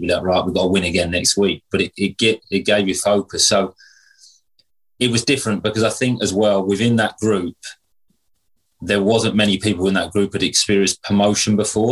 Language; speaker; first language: English; native; English